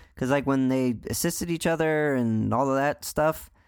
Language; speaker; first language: English; native; English